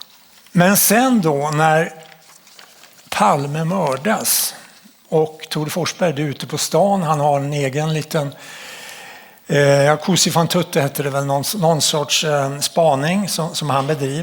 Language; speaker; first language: Swedish; native; Swedish